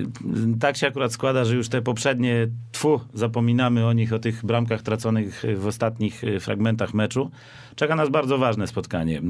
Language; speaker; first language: Polish; native; Polish